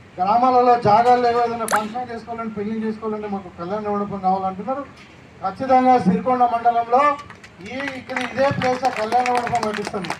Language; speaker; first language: Telugu; native; Telugu